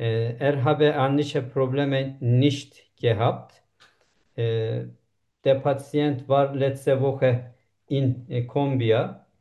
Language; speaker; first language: German; non-native, learner; Turkish